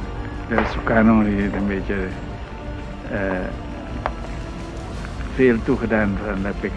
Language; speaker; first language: Dutch; non-native, learner; Indonesian